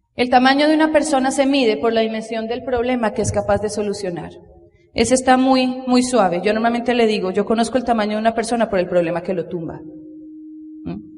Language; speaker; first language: Spanish; native; Spanish